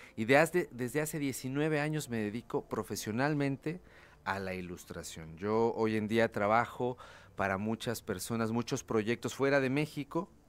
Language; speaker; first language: Spanish; native; Spanish